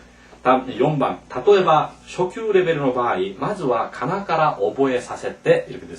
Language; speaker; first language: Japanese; non-native, fluent; Korean